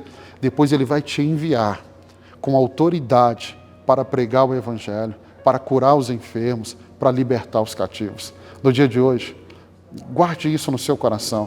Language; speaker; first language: Portuguese; native; Portuguese